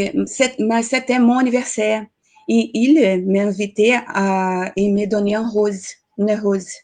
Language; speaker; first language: French; non-native, learner; Portuguese